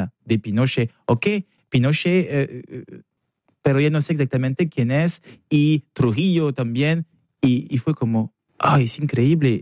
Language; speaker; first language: Spanish; non-native, fluent; French